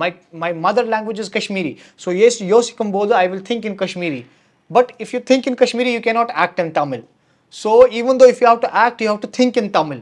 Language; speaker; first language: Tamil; non-native, learner; Kashmiri